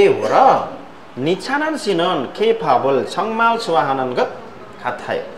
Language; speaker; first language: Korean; non-native, fluent; Nepali